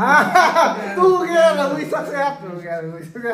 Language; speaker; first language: English; non-native, learner; Vietnamese